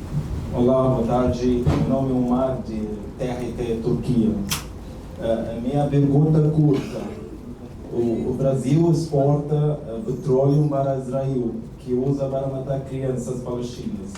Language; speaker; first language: Portuguese; non-native, learner; Turkish